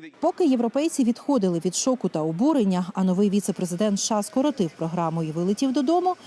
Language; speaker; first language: Ukrainian; native; Ukrainian